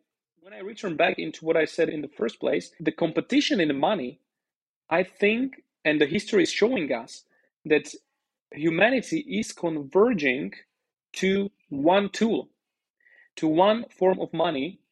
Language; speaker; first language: English; non-native, fluent; Slovak